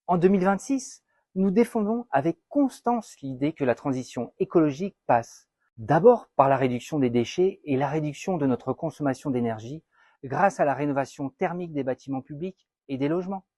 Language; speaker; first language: French; native; French